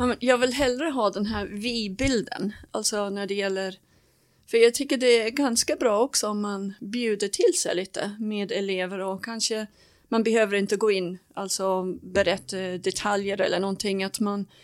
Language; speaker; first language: Swedish; non-native, fluent; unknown